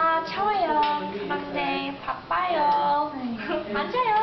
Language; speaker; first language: Korean; non-native, learner; English